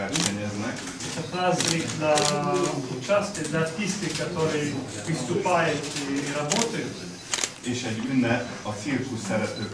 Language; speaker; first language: Russian; non-native, learner; Hungarian